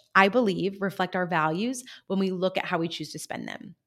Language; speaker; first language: English; native; English